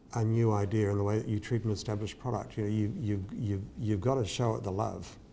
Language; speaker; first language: English; native; English